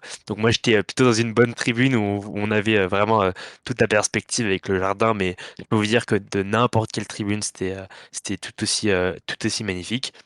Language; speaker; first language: French; native; French